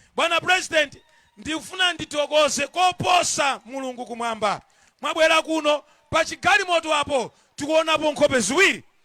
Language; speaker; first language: Nyanja; non-native, local second language; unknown